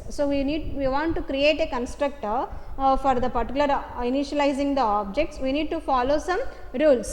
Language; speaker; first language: English; non-native, local second language; Telugu